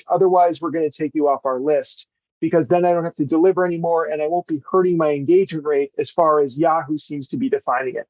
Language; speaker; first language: English; native; English